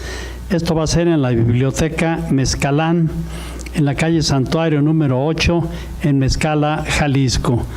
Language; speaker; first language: Spanish; native; Spanish